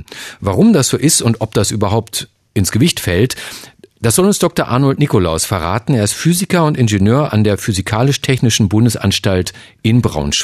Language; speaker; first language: German; native; German